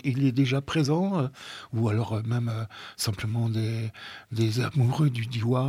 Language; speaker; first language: French; native; French